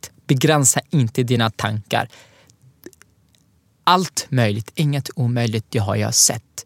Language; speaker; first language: Swedish; non-native, learner; Arabic